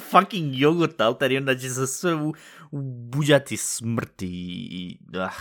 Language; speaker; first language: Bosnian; native; Bosnian